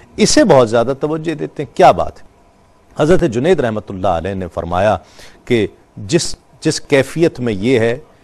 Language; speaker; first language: Urdu; native; Urdu